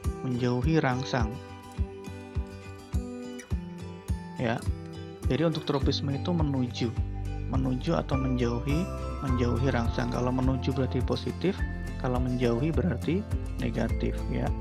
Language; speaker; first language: Indonesian; native; Indonesian